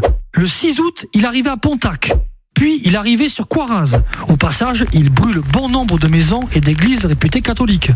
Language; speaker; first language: French; native; French